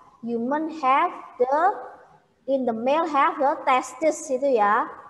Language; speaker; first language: English; non-native, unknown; Indonesian